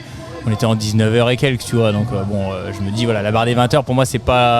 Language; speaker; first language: French; native; French